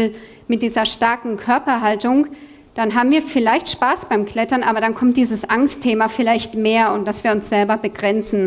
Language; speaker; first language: German; native; German